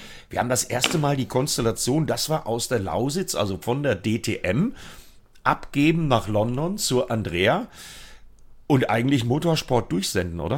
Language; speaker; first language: German; native; German